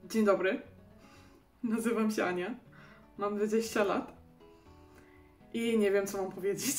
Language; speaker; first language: Polish; early bilingual, heritage; Polish